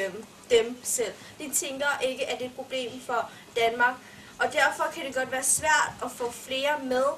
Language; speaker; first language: Danish; early bilingual, other home language; Vietnamese